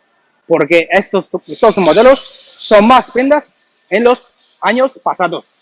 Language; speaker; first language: Spanish; non-native, learner; Chinese